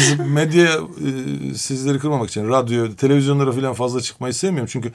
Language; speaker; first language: Turkish; native; Turkish